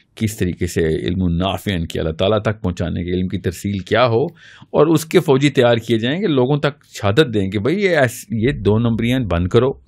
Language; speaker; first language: Urdu; native; Urdu